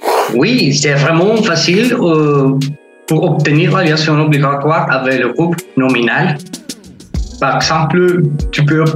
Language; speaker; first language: French; non-native, fluent; Spanish